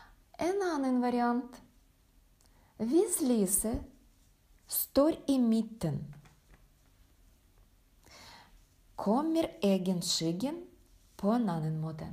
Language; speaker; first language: Norwegian; non-native, fluent; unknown